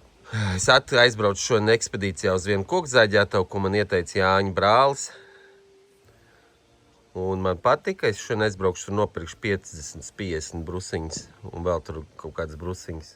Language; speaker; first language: Latvian; native; Latvian